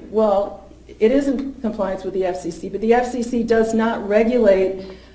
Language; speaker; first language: English; native; English